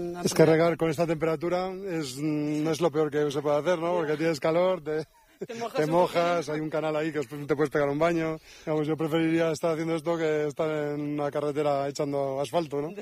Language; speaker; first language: Spanish; native; Spanish